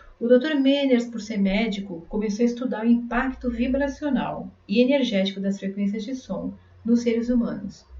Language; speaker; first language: Portuguese; native; Portuguese